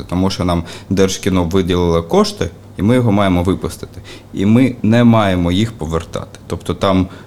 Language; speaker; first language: Ukrainian; native; Ukrainian